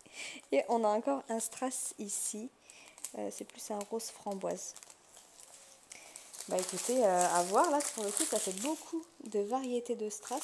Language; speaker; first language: French; native; French